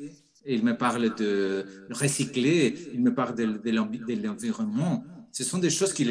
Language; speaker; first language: French; non-native, fluent; Spanish